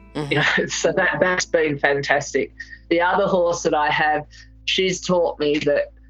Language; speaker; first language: English; native; English